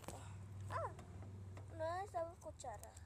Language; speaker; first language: Spanish; early bilingual, heritage; Spanish